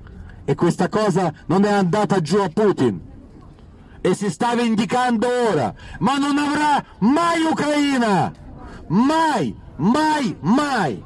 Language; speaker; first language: Italian; non-native, fluent; Ukrainian